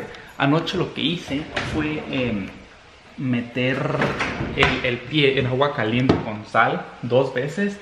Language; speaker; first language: Spanish; native; Spanish